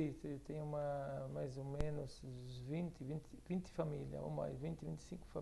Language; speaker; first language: Portuguese; non-native, fluent; Arabic